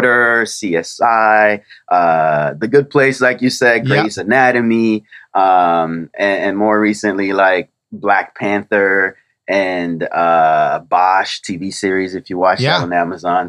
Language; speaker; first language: English; early bilingual, other home language; French